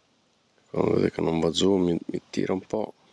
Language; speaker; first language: Italian; native; Italian